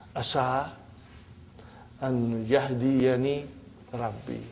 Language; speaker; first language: Arabic; non-native, fluent; Tamil